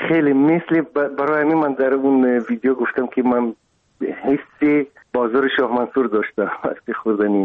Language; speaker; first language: Persian; non-native, local second language; Russian